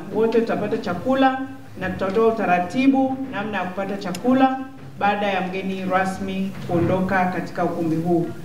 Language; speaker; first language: Swahili; native; Swahili